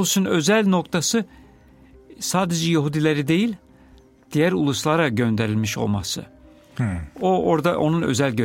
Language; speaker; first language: Turkish; non-native, fluent; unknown